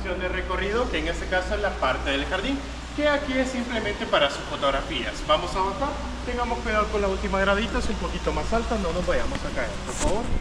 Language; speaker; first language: Spanish; native; Spanish